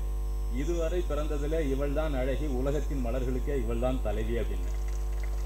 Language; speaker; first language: Tamil; native; Tamil